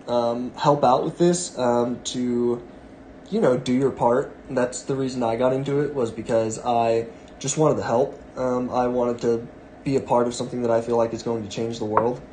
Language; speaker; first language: English; native; English